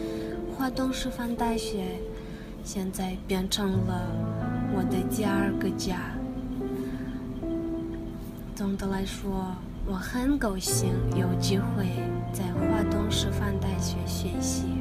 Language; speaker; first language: Chinese; non-native, learner; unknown